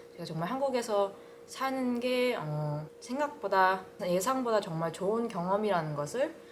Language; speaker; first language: Korean; early bilingual, heritage; Korean